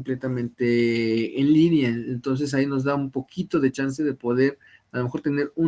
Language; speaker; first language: Spanish; native; Spanish